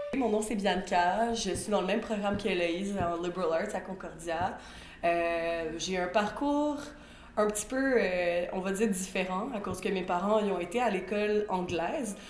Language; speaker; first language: French; native; French